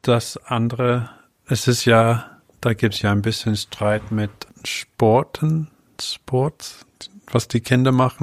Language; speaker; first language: German; non-native, fluent; English